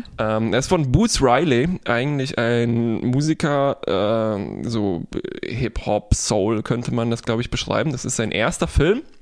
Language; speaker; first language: German; non-native, fluent; Polish